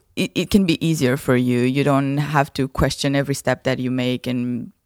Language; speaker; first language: English; non-native, fluent; Romanian